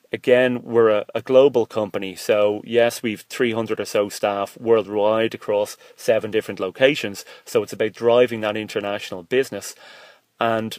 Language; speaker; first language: English; native; English